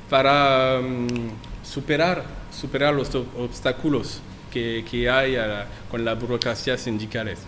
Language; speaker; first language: Spanish; non-native, learner; French